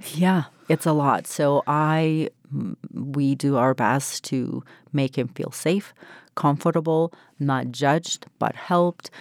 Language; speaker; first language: English; non-native, fluent; Ukrainian